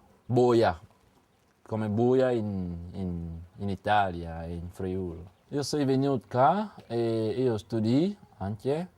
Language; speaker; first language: Italian; non-native, learner; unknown